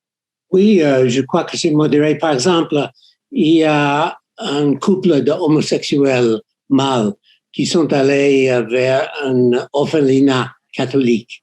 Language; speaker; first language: French; non-native, fluent; English